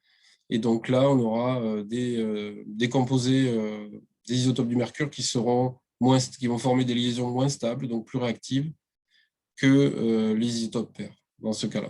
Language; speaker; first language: French; native; French